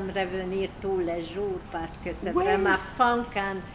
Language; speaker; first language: French; non-native, learner; Hungarian